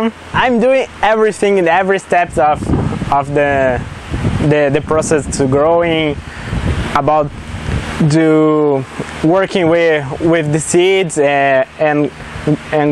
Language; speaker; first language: English; non-native, learner; Portuguese